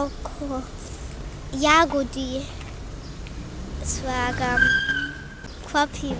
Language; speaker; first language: Bulgarian; early bilingual, heritage; Bulgarian